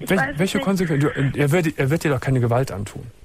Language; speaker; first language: German; native; German